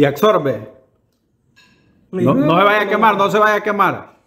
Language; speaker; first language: Spanish; native; Spanish